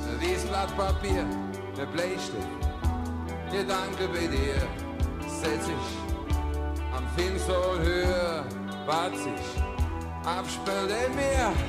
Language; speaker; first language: German; native; German